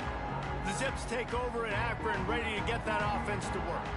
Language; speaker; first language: English; native; English